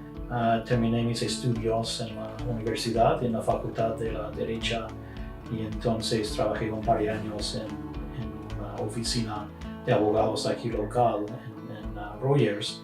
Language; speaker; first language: Spanish; non-native, fluent; English